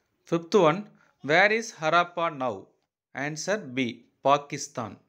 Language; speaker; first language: English; non-native, local second language; Tamil